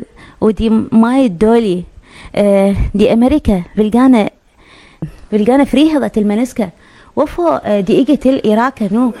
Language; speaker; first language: Danish; non-native, learner; Arabic